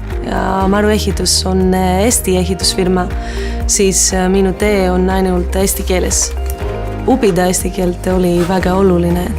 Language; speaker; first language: Estonian; non-native, learner; Greek